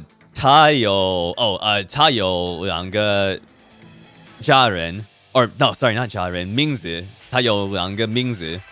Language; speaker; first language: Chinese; non-native, learner; English